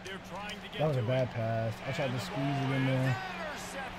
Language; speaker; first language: English; native; English